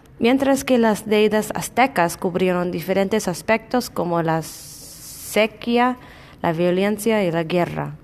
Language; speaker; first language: Spanish; non-native, learner; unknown